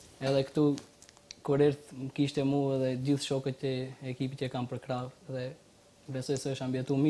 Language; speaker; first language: Albanian; native; Albanian